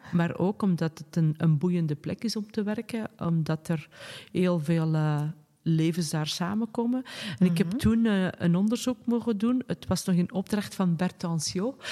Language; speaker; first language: Dutch; native; Dutch